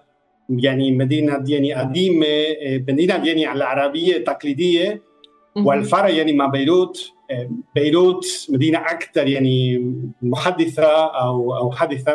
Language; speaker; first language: Arabic; non-native, fluent; Spanish